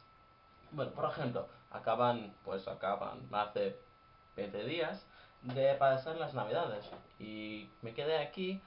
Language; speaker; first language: Spanish; non-native, fluent; English